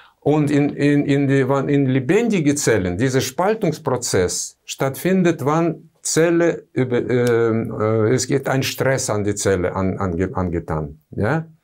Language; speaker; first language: German; non-native, fluent; Russian